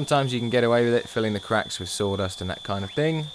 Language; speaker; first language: English; native; English